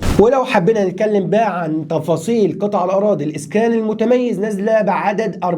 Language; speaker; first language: Arabic; native; Arabic